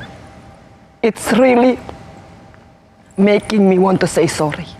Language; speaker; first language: English; non-native, fluent; Indonesian